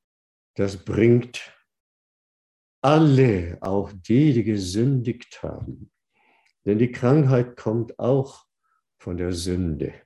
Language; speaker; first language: German; non-native, fluent; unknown